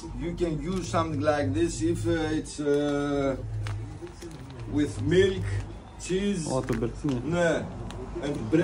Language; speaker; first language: English; non-native, learner; Greek